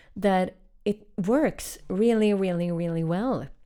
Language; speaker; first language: English; non-native, fluent; Swedish